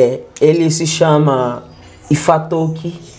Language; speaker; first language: Portuguese; non-native, learner; Yoruba